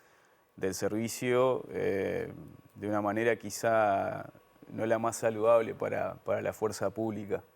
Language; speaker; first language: Spanish; native; Spanish